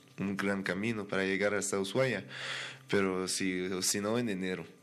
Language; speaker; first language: Spanish; non-native, fluent; French